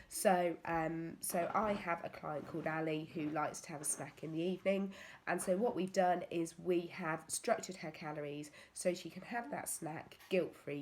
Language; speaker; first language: English; native; English